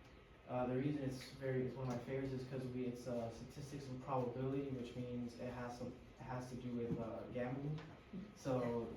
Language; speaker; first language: English; early bilingual, other home language; Spanish